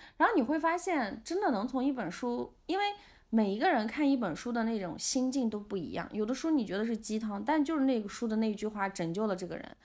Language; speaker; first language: Chinese; non-native, local second language; Uyghur